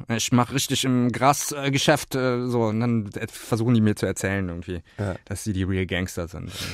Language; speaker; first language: German; native; German